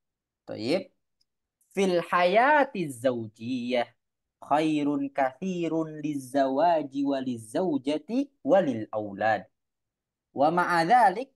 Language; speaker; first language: Arabic; non-native, fluent; Indonesian